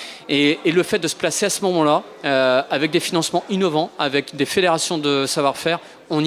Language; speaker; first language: French; native; French